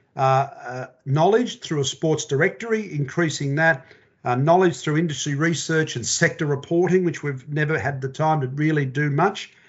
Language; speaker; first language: English; native; English